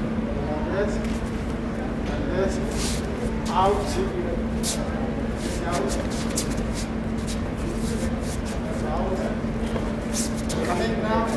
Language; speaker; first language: English; non-native, learner; Spanish